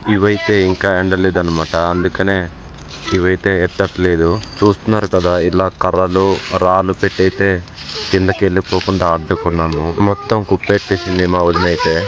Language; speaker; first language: Telugu; non-native, local second language; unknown